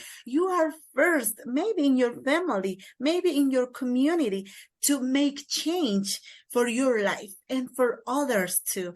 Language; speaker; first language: English; non-native, learner; Kaqchikel